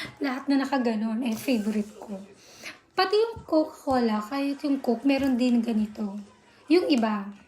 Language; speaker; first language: Filipino; native; Filipino